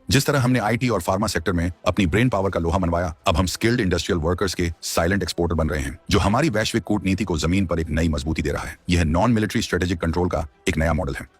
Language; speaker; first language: Hindi; native; Hindi